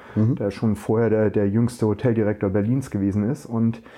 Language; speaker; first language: German; native; German